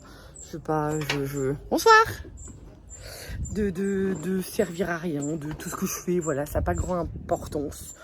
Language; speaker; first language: French; native; French